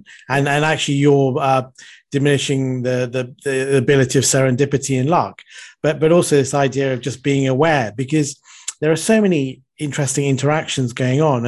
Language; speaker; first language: English; non-native, local second language; Sinhala